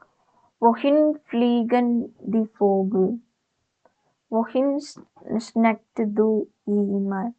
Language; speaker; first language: German; non-native, learner; Malayalam